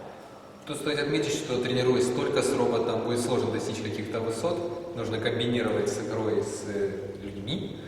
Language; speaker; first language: Russian; native; Russian